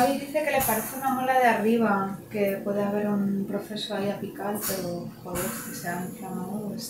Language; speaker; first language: Spanish; native; Spanish